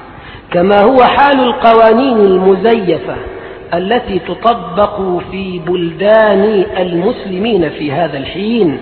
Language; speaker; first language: Arabic; native; Arabic